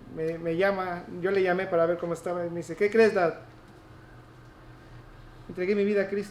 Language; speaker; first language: Spanish; native; Spanish